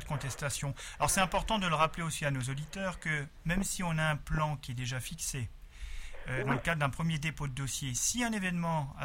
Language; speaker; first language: French; native; French